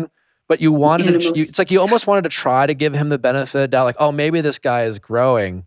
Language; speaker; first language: English; native; English